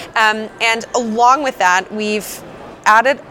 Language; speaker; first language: English; non-native, fluent; German